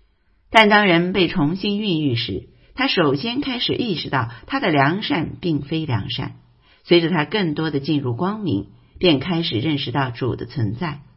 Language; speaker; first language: Chinese; native; Chinese